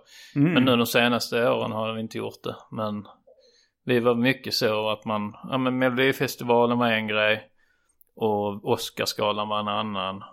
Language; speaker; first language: Swedish; native; Swedish